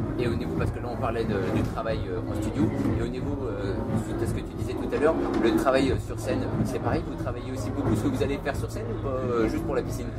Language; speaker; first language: French; native; French